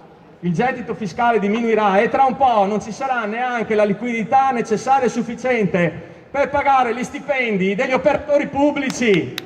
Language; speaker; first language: Italian; native; Italian